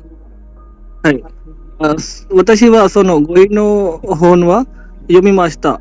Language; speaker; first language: Japanese; non-native, learner; Hindi